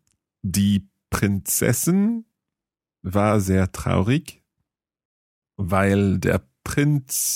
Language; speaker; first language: German; non-native, learner; English